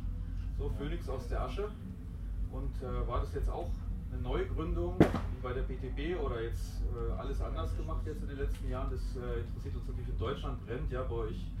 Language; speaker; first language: German; native; German